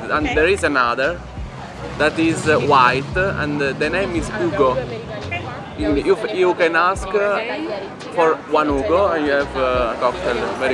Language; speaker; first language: English; non-native, learner; Italian